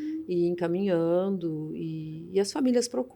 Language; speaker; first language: Portuguese; native; Portuguese